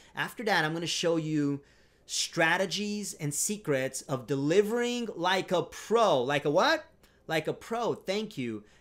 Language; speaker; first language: English; non-native, fluent; Romanian